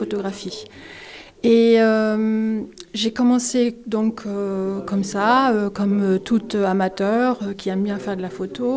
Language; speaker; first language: French; non-native, fluent; German